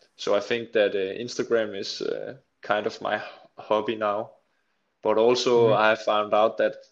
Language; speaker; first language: English; non-native, fluent; Danish